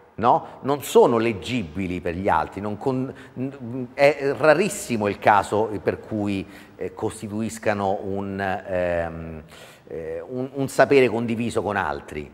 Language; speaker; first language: Italian; native; Italian